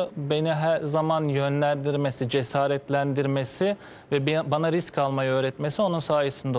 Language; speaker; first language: Turkish; native; Turkish